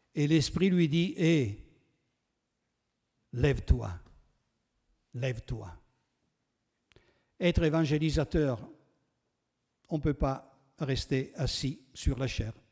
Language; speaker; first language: French; non-native, fluent; Italian